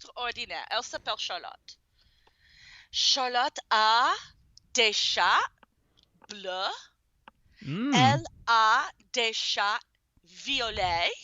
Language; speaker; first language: French; non-native, fluent; English